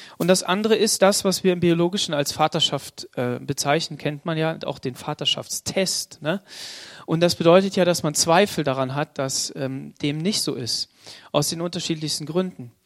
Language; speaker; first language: German; native; German